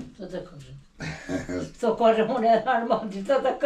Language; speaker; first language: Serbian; non-native, local second language; Albanian